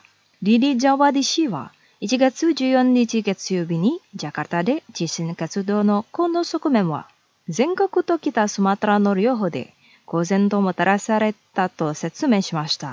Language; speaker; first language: Japanese; non-native, fluent; Indonesian